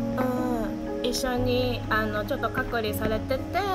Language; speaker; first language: Japanese; native; Japanese